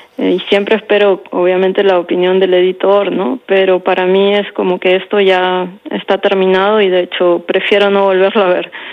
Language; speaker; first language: Spanish; native; Spanish